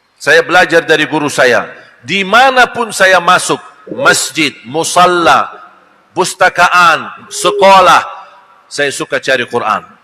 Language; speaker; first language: Malay; non-native, fluent; Arabic